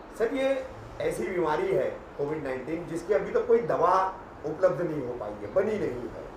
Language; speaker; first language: Hindi; native; Hindi